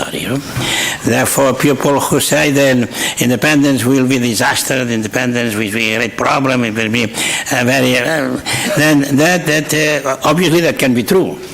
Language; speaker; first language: English; non-native, fluent; Catalan